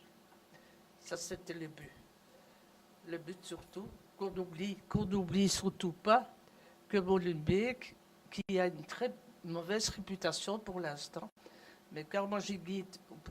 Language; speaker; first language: French; non-native, local second language; Dutch